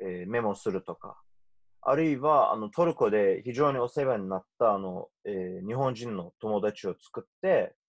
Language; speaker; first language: Japanese; non-native, fluent; Turkish